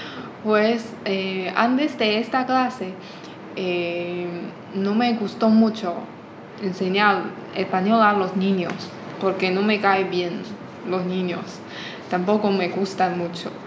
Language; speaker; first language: Spanish; non-native, fluent; Chinese